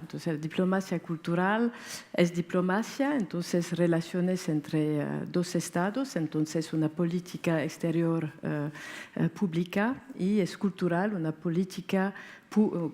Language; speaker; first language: Spanish; non-native, fluent; French